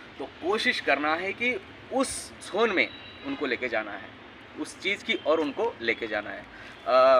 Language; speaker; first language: Hindi; non-native, local second language; Marathi